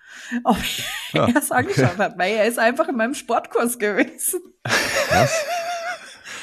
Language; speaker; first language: German; native; German